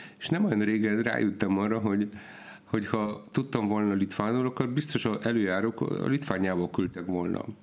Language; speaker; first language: Hungarian; non-native, fluent; Polish